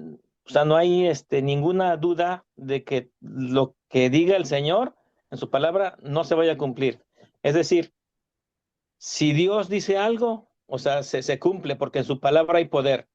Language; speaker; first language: Spanish; native; Spanish